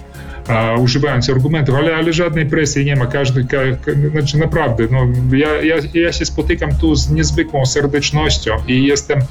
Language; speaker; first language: Polish; early bilingual, heritage; Polish